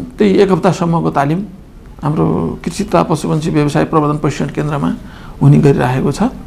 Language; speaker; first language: Nepali; native; Nepali